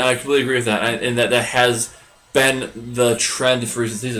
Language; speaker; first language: English; native; English